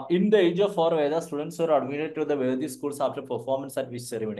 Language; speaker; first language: English; non-native, local second language; Malayalam